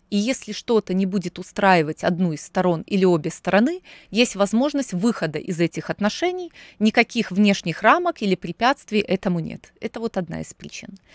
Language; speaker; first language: Russian; native; Russian